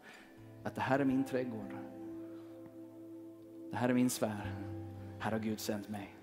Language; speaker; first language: Swedish; native; Swedish